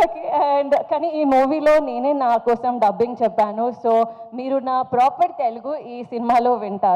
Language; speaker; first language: Telugu; non-native, learner; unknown